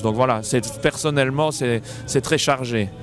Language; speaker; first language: French; native; French